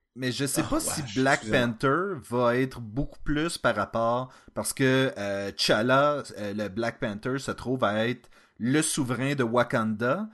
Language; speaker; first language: French; native; French